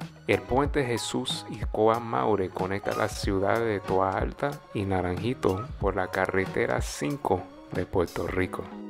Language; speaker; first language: Spanish; native; Spanish